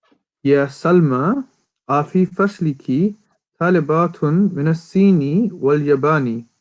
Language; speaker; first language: Arabic; non-native, learner; English